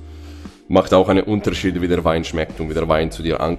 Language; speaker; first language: German; non-native, fluent; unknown